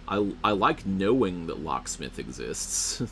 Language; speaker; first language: English; native; English